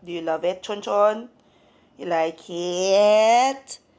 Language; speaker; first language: English; non-native, local second language; Filipino